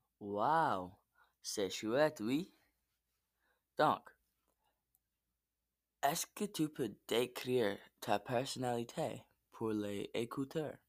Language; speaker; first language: French; non-native, learner; English